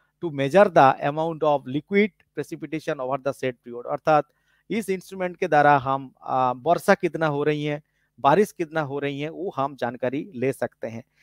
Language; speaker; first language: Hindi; non-native, local second language; Bangla